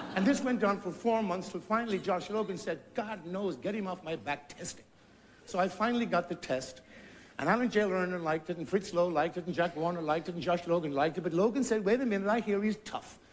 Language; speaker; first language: English; native; English